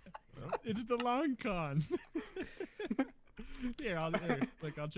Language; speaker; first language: English; native; English